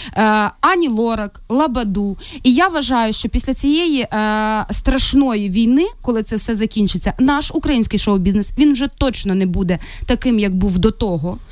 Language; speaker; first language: Ukrainian; non-native, local second language; Russian